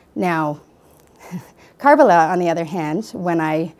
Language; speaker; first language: English; native; English